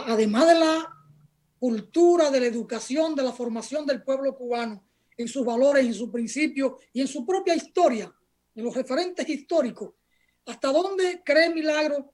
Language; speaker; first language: Spanish; native; Spanish